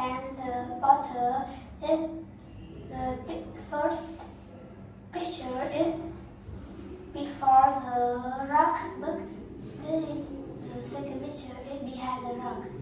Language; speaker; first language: English; non-native, learner; Vietnamese